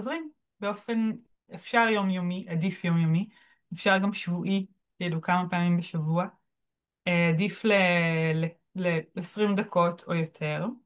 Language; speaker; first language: Hebrew; native; Hebrew